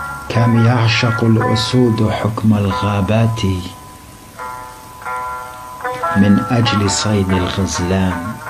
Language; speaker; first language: Arabic; non-native, local second language; Kurdish